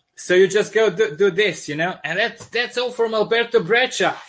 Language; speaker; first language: English; non-native, fluent; Serbian